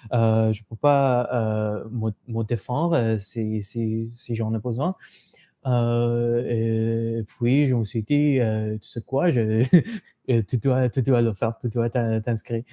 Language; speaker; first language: French; non-native, fluent; English